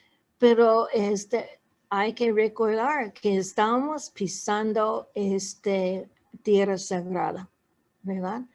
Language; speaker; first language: Spanish; non-native, fluent; English